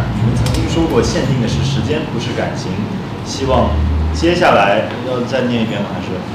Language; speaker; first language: Chinese; native; Chinese